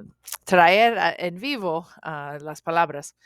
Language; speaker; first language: Spanish; non-native, learner; English